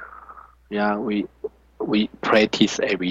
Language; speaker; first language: English; non-native, learner; Chinese